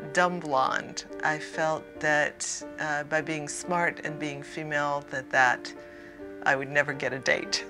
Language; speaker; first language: English; native; English